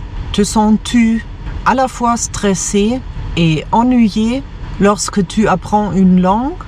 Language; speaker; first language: French; non-native, fluent; German